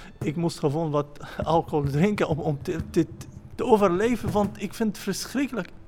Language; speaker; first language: Dutch; non-native, learner; Arabic